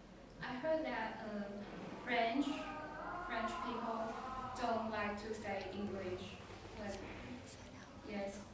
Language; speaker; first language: English; non-native, learner; Chinese